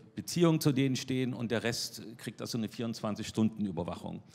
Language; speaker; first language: German; native; German